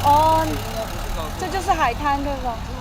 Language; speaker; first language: Chinese; early bilingual, heritage; Chinese